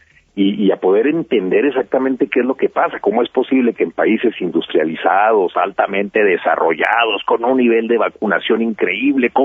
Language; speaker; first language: Spanish; native; Spanish